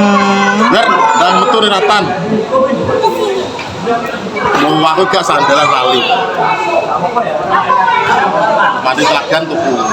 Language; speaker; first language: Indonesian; non-native, local second language; Javanese